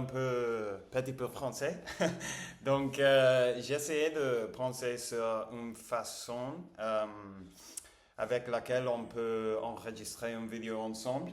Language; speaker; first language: French; non-native, learner; English